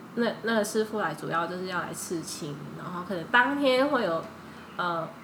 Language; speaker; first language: Chinese; early bilingual, heritage; Chinese